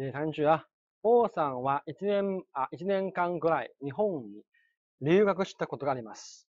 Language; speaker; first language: Japanese; non-native, fluent; Chinese